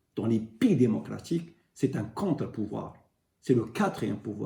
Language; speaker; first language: French; non-native, local second language; Arabic